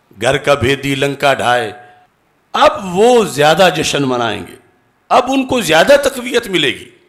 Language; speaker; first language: Urdu; non-native, local second language; Punjabi